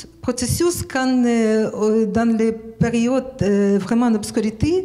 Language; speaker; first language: French; non-native, learner; Ukrainian